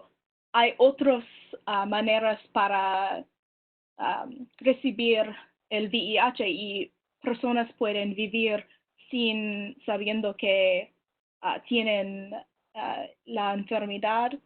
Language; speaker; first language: Spanish; non-native, learner; English